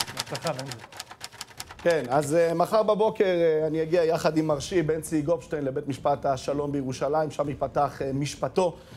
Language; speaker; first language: Hebrew; native; Hebrew